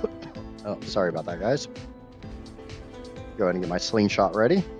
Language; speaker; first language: English; native; English